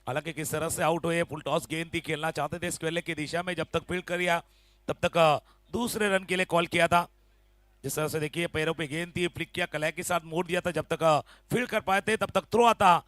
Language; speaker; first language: Hindi; non-native, local second language; Marathi